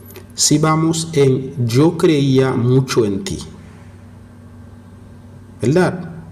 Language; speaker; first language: Spanish; non-native, fluent; Haitian Creole